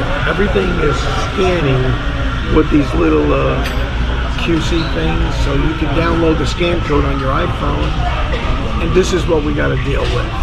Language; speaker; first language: English; native; English